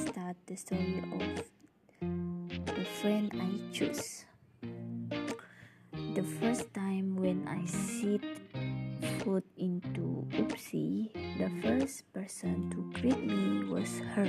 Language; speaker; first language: English; non-native, local second language; Malay